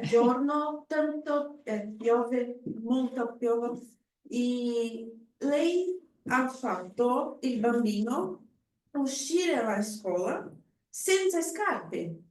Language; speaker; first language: Italian; non-native, learner; Portuguese